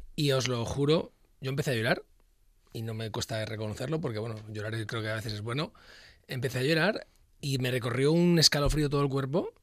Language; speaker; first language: Spanish; native; Spanish